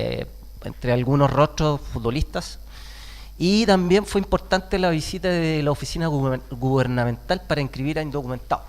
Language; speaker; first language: Spanish; native; Spanish